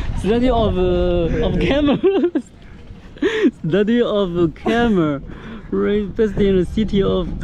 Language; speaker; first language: English; non-native, learner; Chinese